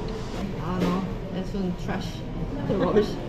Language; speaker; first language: Spanish; non-native, learner; Korean